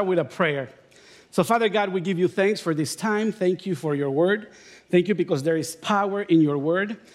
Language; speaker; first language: English; non-native, fluent; Spanish